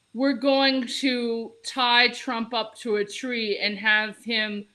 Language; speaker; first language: English; native; English